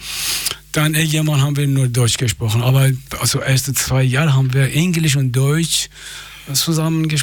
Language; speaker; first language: German; non-native, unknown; Persian